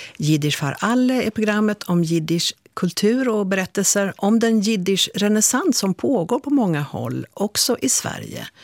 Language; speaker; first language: Swedish; native; Swedish